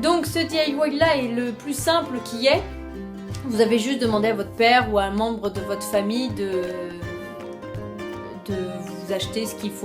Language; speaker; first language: French; native; French